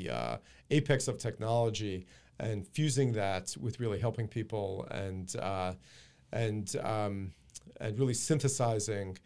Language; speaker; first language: English; native; English